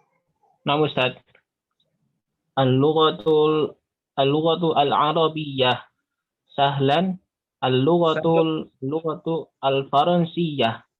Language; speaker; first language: Arabic; non-native, learner; Indonesian